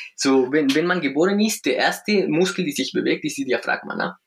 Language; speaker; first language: German; non-native, fluent; Spanish